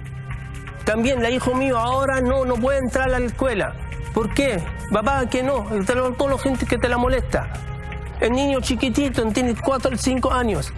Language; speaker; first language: Spanish; non-native, learner; Arabic